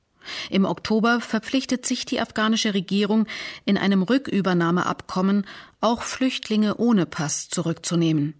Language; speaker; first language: German; native; German